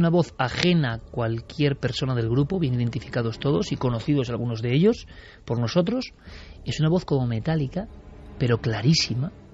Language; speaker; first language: Spanish; native; Spanish